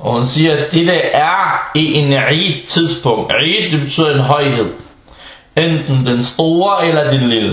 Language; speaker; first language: Danish; early bilingual, other home language; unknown